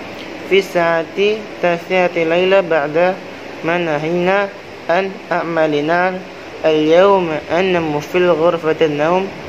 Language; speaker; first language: Arabic; non-native, learner; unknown